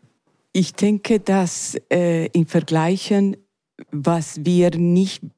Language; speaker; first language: German; non-native, learner; Spanish